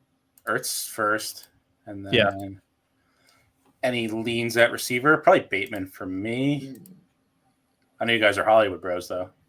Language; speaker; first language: English; native; English